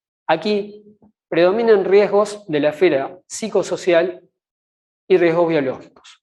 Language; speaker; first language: Spanish; native; Spanish